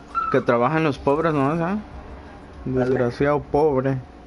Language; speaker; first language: Spanish; early bilingual, heritage; Spanish